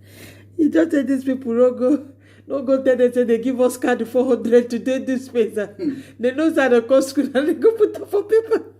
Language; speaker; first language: English; non-native, local second language; Nigerian Pidgin